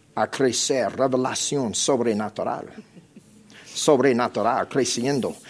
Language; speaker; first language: Spanish; non-native, learner; English